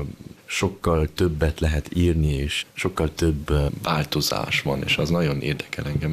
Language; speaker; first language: Hungarian; early bilingual, heritage; German